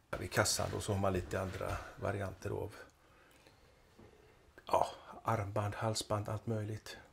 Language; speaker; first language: Swedish; native; Swedish